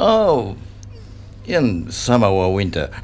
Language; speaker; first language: English; non-native, learner; Japanese